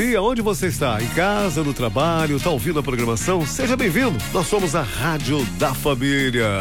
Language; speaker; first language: Portuguese; native; Portuguese